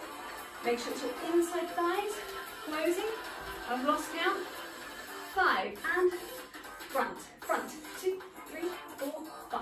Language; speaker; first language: English; native; English